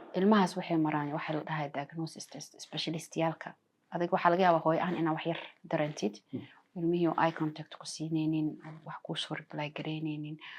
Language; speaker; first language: Somali; early bilingual, heritage; Somali